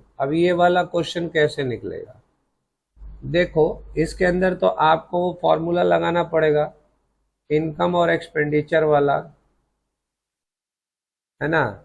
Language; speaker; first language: Hindi; native; Hindi